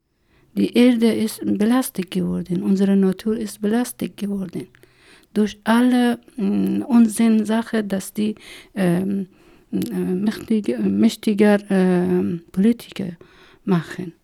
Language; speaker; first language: German; non-native, learner; Persian